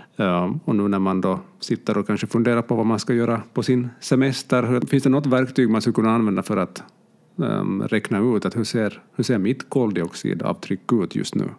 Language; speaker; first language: Swedish; native; Swedish